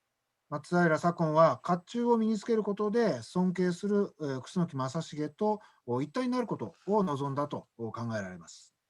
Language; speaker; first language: Japanese; native; Japanese